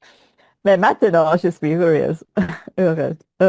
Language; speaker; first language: French; non-native, learner; English